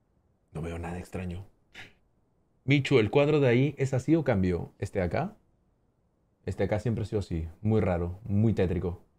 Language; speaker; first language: Spanish; native; Spanish